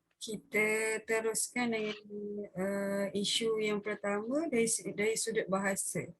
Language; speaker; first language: Malay; native; Malay